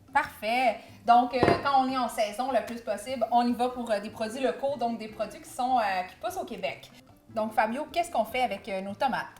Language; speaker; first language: French; native; French